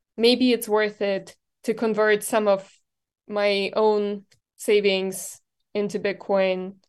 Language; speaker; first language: English; non-native, fluent; German